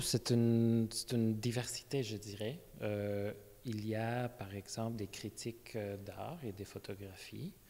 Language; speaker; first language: French; non-native, fluent; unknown